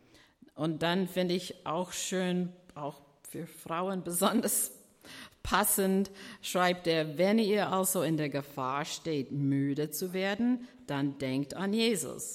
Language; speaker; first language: German; non-native, fluent; English